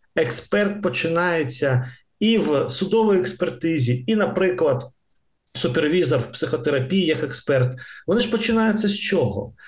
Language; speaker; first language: Ukrainian; non-native, local second language; Russian